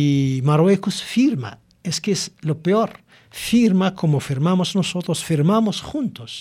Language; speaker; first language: Spanish; non-native, local second language; Arabic